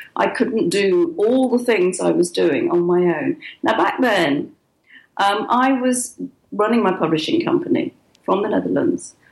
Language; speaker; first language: English; native; English